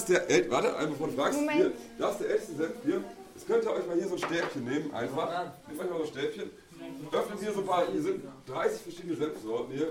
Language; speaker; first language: German; native; German